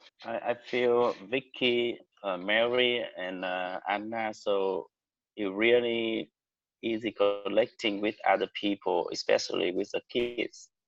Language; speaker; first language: English; non-native, learner; Vietnamese